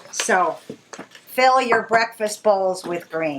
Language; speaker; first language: English; native; English